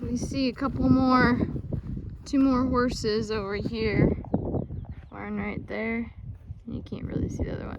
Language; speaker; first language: English; native; English